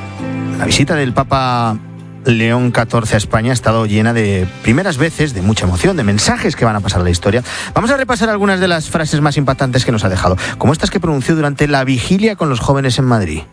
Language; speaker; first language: Spanish; native; Spanish